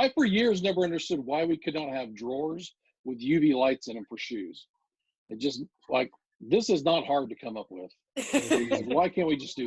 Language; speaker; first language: English; native; English